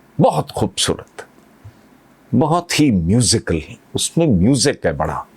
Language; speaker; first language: Urdu; non-native, local second language; Punjabi